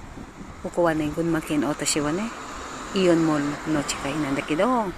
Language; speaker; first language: Japanese; non-native, learner; Filipino